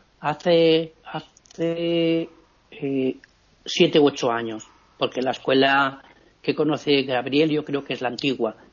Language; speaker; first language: Spanish; native; Spanish